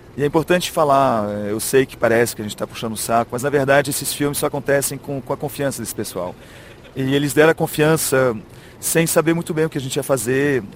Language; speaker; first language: Portuguese; early bilingual, heritage; Portuguese